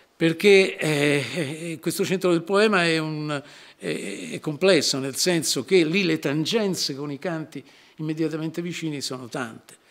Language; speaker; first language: Italian; native; Italian